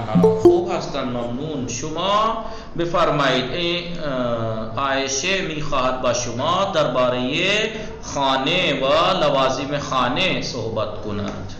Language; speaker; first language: Persian; non-native, fluent; Urdu